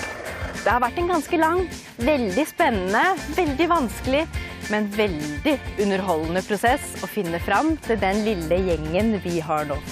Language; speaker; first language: Norwegian; native; Norwegian